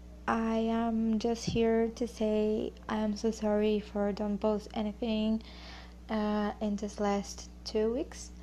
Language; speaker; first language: English; non-native, learner; Portuguese